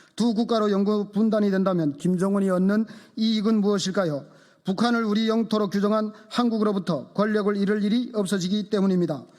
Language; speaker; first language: Korean; native; Korean